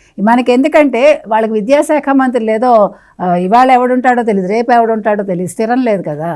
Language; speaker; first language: Telugu; native; Telugu